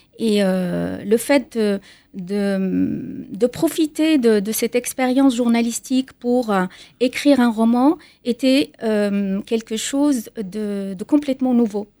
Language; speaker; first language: French; non-native, local second language; Arabic